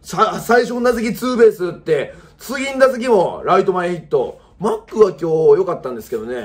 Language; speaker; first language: Japanese; native; Japanese